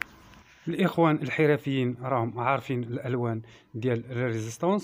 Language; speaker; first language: Arabic; native; Arabic